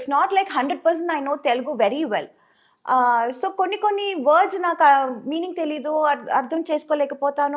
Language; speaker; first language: Telugu; non-native, fluent; Tamil